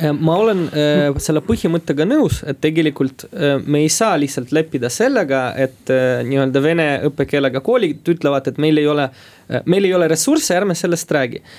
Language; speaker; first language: Estonian; non-native, local second language; Russian